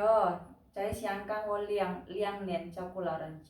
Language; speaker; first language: Chinese; non-native, learner; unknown